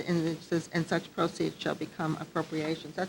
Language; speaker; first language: English; native; English